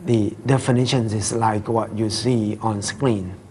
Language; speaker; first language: English; non-native, fluent; Thai